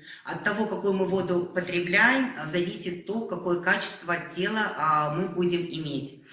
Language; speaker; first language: Russian; native; Russian